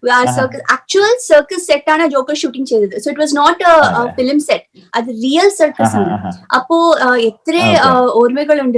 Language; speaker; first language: Malayalam; non-native, learner; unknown